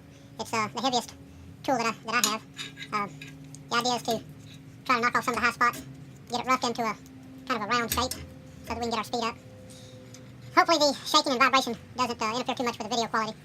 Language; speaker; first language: English; native; English